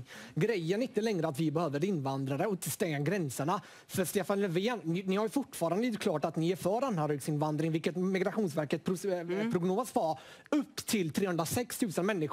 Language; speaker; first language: Swedish; native; Swedish